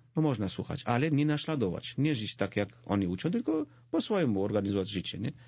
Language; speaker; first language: Polish; non-native, fluent; Georgian